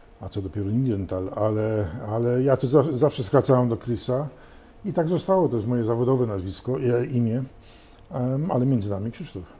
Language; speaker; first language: Polish; early bilingual, heritage; Polish